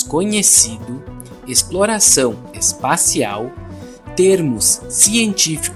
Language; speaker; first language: Portuguese; native; Portuguese